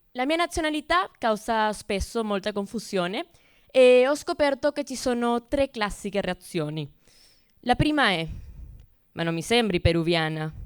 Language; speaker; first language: Italian; non-native, fluent; Spanish